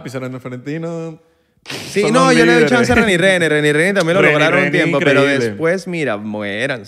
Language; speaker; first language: Spanish; native; Spanish